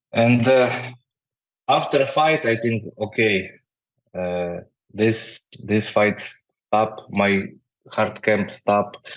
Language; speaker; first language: English; non-native, learner; Ukrainian